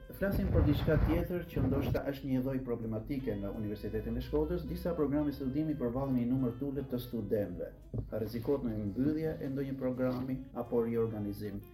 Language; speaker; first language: Albanian; native; Albanian